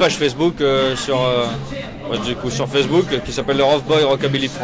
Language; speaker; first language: French; native; French